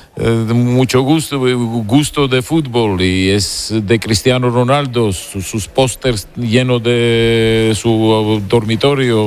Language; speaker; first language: Spanish; non-native, learner; Georgian